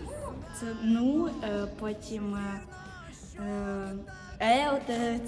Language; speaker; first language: Ukrainian; non-native, local second language; Russian